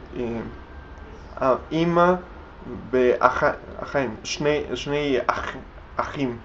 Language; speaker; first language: Hebrew; non-native, learner; Spanish